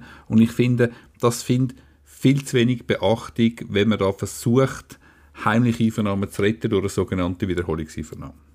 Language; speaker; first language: German; native; German